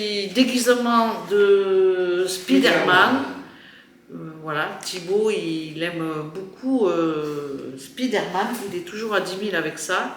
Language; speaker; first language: French; native; French